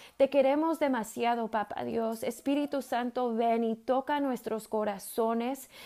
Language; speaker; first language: Spanish; early bilingual, heritage; Spanish